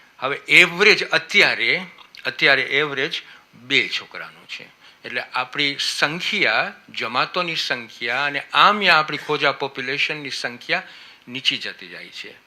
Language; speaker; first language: Gujarati; early bilingual, heritage; Gujarati